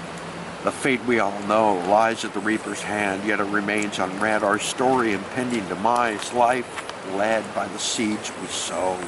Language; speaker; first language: English; native; English